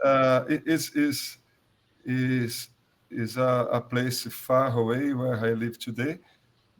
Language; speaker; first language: English; non-native, learner; Portuguese